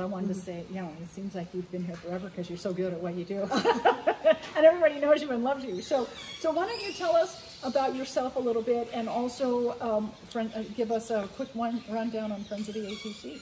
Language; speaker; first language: English; native; English